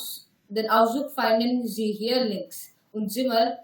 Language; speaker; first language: German; non-native, learner; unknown